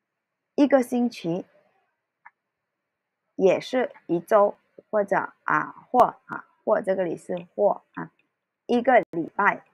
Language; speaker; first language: Chinese; early bilingual, heritage; Cantonese